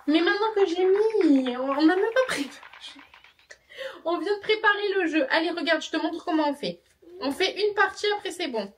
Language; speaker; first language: French; native; French